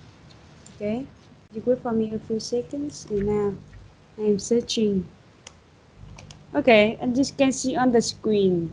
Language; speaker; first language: English; non-native, fluent; Vietnamese